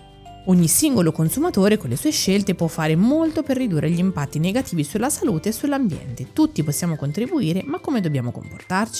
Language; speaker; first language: Italian; native; Italian